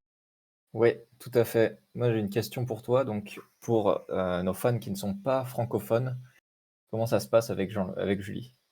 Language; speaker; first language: French; native; French